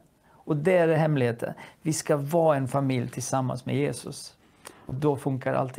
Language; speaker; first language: Swedish; non-native, fluent; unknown